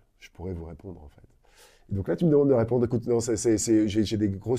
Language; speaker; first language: French; native; French